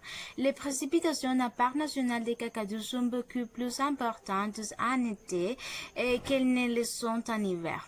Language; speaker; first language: French; non-native, fluent; Spanish